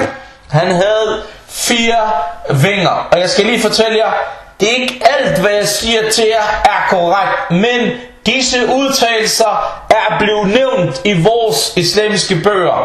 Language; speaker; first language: Danish; early bilingual, other home language; Arabic